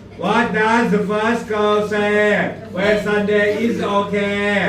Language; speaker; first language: English; non-native, fluent; Thai